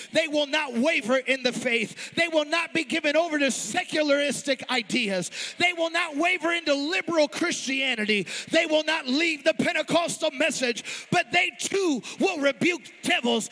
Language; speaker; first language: English; early bilingual, other home language; Spanish